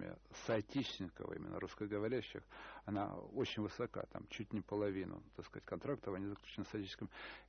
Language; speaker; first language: Russian; native; Russian